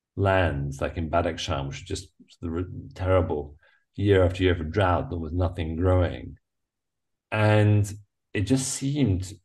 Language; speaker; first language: English; native; English